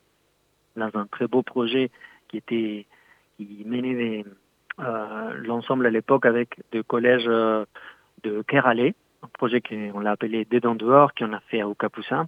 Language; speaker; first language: French; non-native, fluent; Spanish